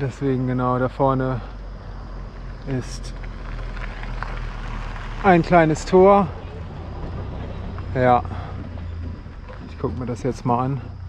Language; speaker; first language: German; native; German